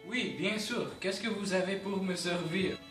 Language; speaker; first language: French; non-native, learner; English